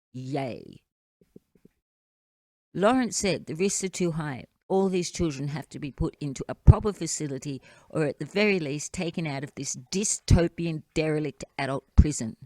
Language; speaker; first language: English; native; English